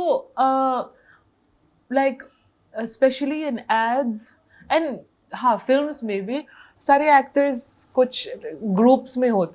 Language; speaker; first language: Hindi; non-native, local second language; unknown